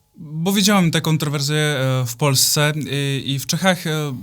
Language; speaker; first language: Polish; non-native, fluent; Czech